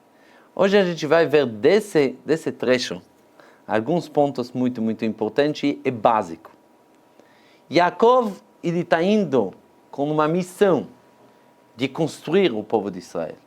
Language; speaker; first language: Portuguese; non-native, fluent; Hebrew